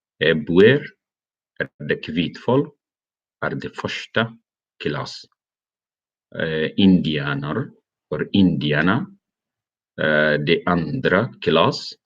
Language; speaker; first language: Norwegian; non-native, learner; Arabic